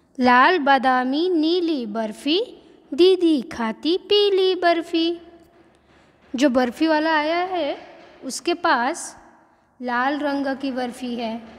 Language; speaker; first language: Hindi; non-native, local second language; Marathi